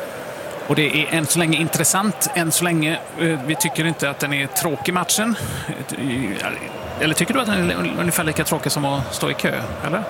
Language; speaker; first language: Swedish; native; Swedish